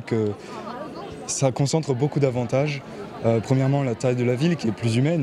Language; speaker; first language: French; native; French